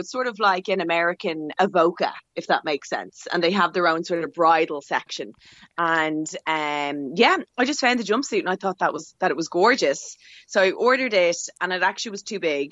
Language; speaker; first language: English; native; English